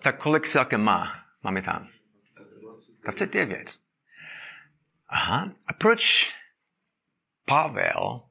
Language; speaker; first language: Czech; non-native, fluent; English